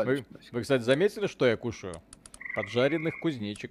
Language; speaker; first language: Russian; native; Russian